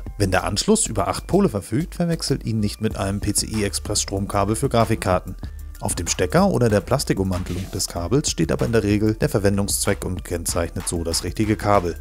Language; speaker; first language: German; native; German